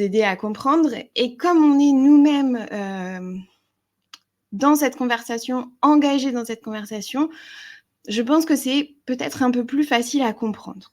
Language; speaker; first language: French; native; French